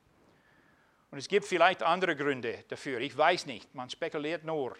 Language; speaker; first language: German; non-native, fluent; English